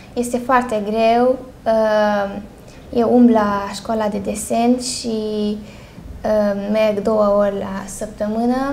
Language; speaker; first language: Romanian; non-native, local second language; Hungarian